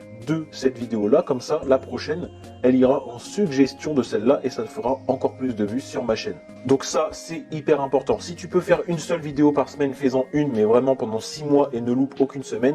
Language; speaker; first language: French; native; French